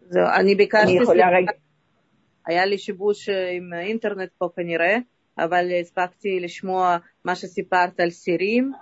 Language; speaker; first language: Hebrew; non-native, fluent; Russian